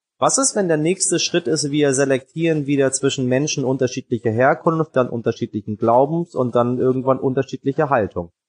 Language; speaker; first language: German; early bilingual, other home language; Persian